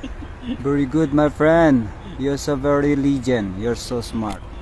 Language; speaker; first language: English; non-native, learner; Filipino